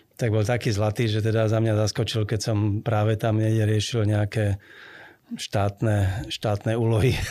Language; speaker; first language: Slovak; early bilingual, other home language; Czech